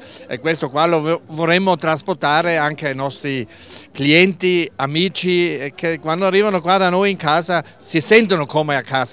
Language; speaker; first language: Italian; non-native, local second language; German